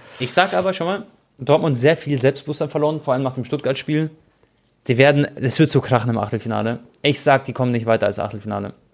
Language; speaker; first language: German; native; German